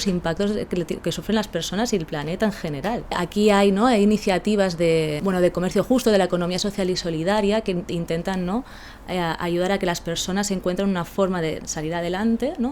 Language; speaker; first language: Spanish; native; Spanish